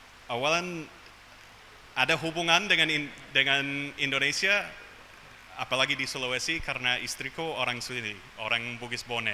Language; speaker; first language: Indonesian; non-native, fluent; English